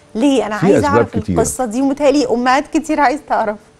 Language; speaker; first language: Arabic; native; Arabic